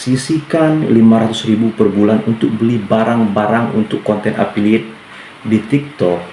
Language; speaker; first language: Indonesian; native; Indonesian